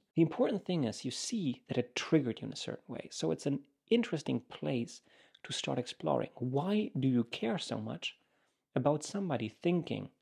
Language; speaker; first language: English; non-native, fluent; German